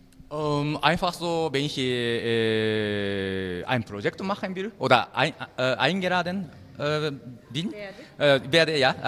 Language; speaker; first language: German; non-native, learner; Japanese